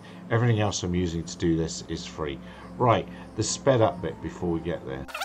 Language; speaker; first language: English; native; English